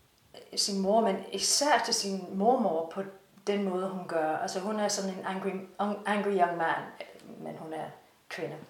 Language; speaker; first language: Danish; non-native, fluent; English